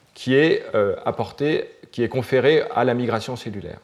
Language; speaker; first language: French; native; French